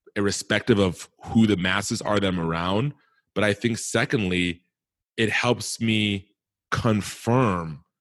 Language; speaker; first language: English; native; English